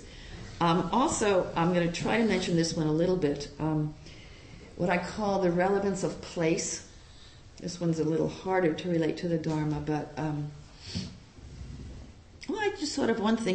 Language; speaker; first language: English; native; English